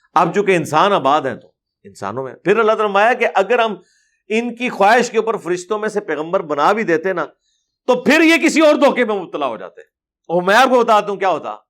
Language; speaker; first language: Urdu; non-native, local second language; Punjabi